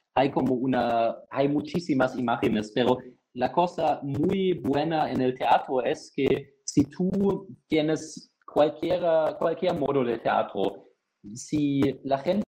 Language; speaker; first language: Spanish; non-native, fluent; German